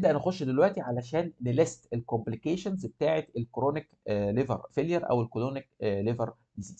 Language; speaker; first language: Arabic; native; Arabic